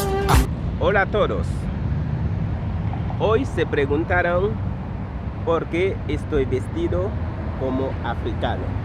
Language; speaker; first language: Spanish; non-native, fluent; Haitian Creole